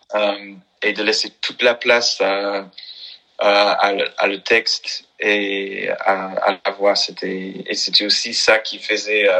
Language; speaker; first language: French; non-native, fluent; English